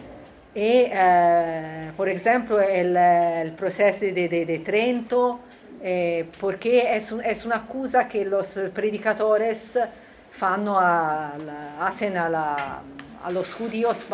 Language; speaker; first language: Spanish; non-native, learner; Italian